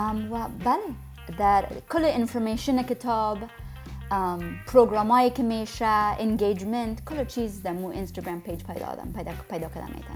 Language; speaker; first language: Persian; early bilingual, heritage; Persian